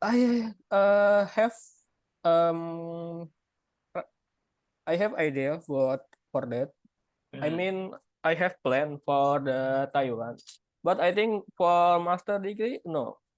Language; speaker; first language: English; non-native, learner; Indonesian